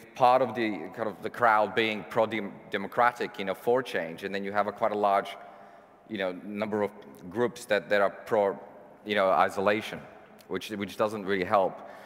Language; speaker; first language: English; non-native, fluent; Serbian